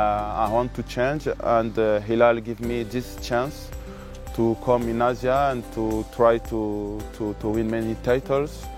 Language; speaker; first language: English; non-native, learner; French